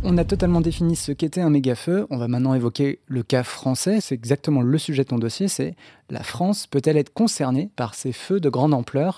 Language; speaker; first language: French; native; French